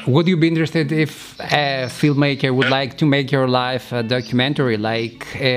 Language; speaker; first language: English; non-native, fluent; Greek